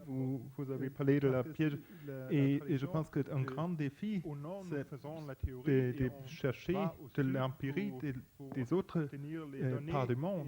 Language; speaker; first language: French; non-native, fluent; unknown